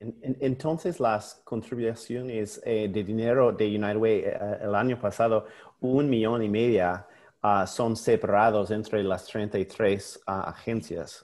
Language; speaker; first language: Spanish; non-native, learner; English